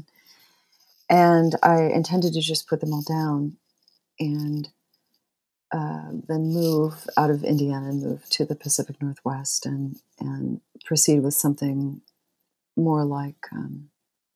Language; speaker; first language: English; native; English